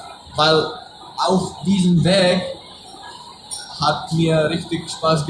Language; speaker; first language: German; non-native, learner; Czech